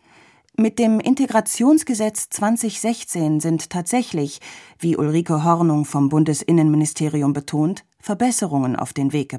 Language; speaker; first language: German; native; German